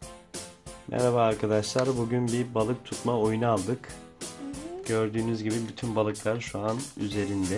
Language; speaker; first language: Turkish; native; Turkish